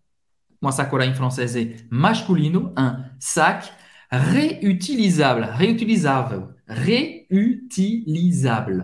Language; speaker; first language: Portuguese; non-native, fluent; French